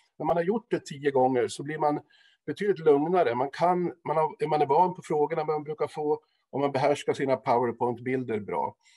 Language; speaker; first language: Swedish; native; Swedish